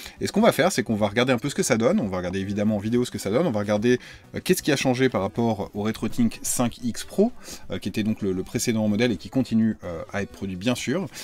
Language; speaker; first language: French; native; French